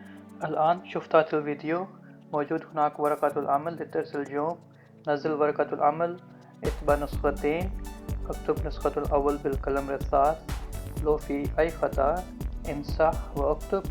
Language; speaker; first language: Arabic; non-native, learner; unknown